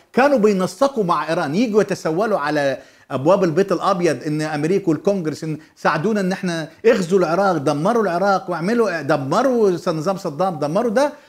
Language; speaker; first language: Arabic; native; Arabic